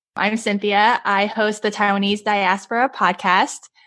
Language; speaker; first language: English; early bilingual, other home language; Chinese